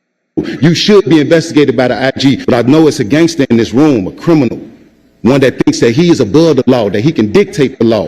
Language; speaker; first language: English; native; English